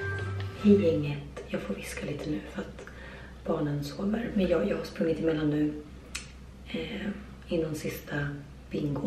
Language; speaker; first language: Swedish; native; Swedish